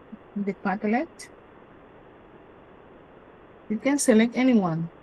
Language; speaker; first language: English; non-native, learner; Spanish